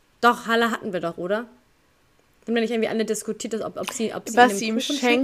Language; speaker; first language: German; native; German